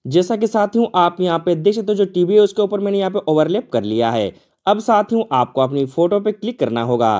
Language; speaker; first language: Hindi; native; Hindi